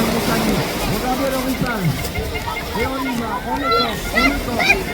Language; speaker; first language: French; native; French